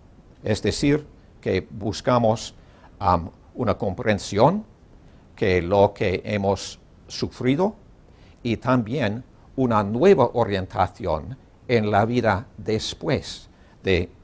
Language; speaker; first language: Spanish; non-native, learner; English